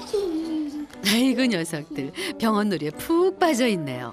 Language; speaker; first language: Korean; native; Korean